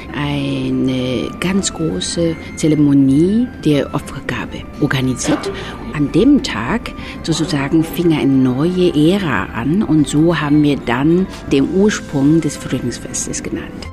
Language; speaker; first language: German; non-native, fluent; Chinese